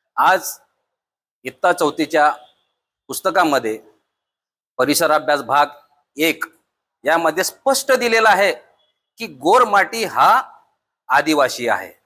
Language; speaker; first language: Marathi; non-native, local second language; Lambadi